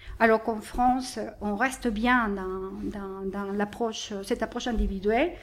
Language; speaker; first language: French; non-native, fluent; Spanish